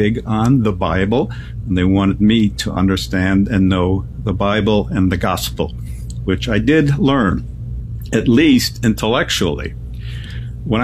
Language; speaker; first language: English; non-native, local second language; German